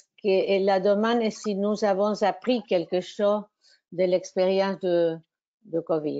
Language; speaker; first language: French; non-native, fluent; Spanish